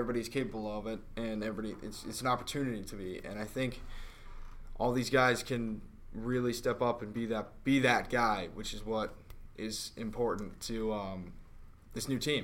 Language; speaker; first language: English; native; English